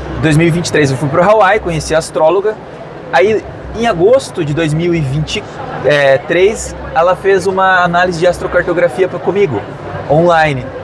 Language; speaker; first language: Portuguese; native; Portuguese